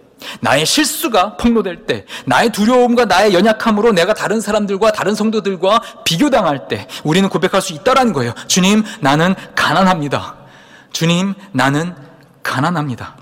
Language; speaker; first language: Korean; native; Korean